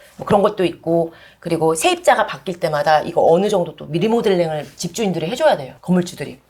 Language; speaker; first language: Korean; early bilingual, other home language; English